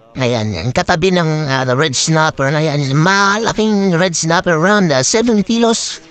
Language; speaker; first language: Filipino; non-native, local second language; Cebuano